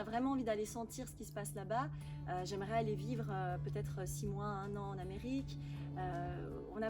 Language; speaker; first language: French; native; French